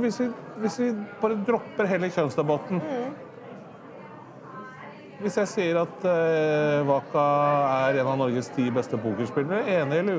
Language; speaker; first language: Norwegian; native; Norwegian